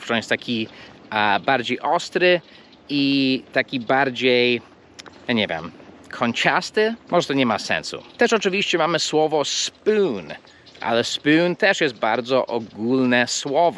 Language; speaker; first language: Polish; non-native, fluent; English